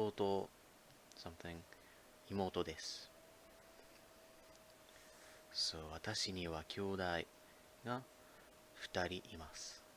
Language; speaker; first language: Japanese; non-native, fluent; English